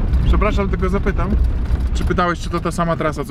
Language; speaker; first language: Polish; native; Polish